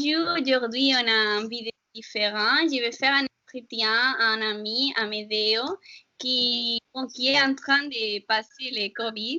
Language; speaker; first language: French; non-native, learner; Spanish